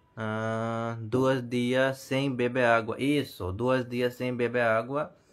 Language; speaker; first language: Portuguese; non-native, learner; Hindi